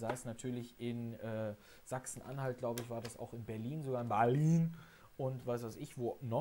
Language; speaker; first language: German; native; German